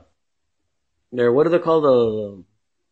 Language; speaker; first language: English; native; English